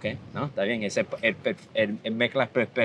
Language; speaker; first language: Spanish; non-native, learner; English